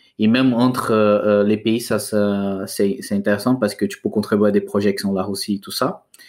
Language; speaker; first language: French; non-native, fluent; Portuguese